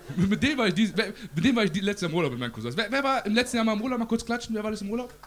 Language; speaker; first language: German; early bilingual, other home language; Persian